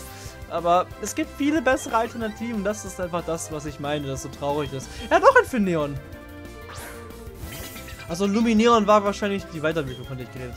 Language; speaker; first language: German; native; German